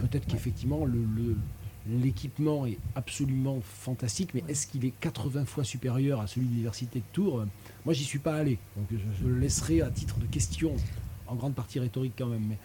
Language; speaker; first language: French; native; French